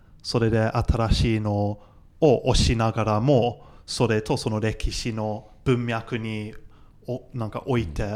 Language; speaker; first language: Japanese; non-native, fluent; English